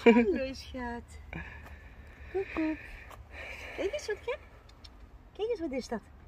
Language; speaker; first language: Polish; non-native, learner; Dutch